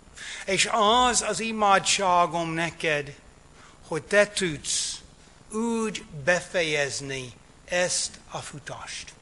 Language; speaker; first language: Hungarian; non-native, fluent; English